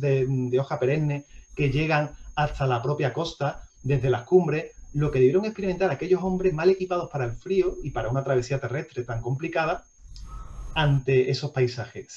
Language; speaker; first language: Spanish; native; Spanish